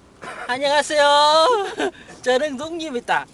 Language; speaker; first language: Korean; non-native, learner; Vietnamese